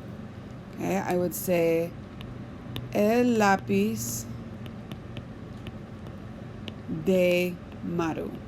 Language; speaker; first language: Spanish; non-native, fluent; English